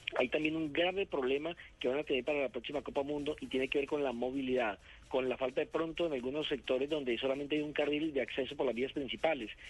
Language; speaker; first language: Spanish; native; Spanish